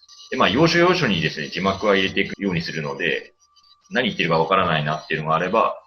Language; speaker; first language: Japanese; native; Japanese